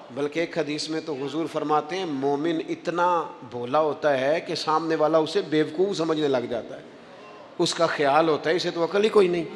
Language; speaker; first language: Urdu; non-native, local second language; Punjabi